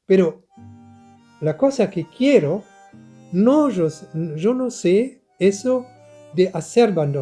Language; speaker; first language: Spanish; non-native, learner; German